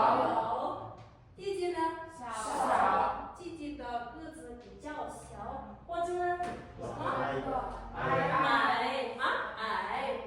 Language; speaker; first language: Chinese; non-native, fluent; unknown